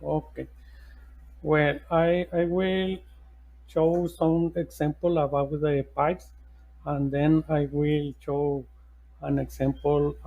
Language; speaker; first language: English; non-native, learner; Spanish